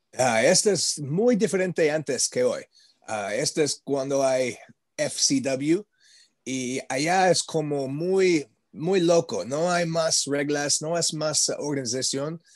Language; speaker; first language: Spanish; non-native, learner; English